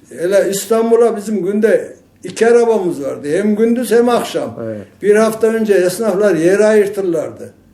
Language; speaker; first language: Turkish; native; Turkish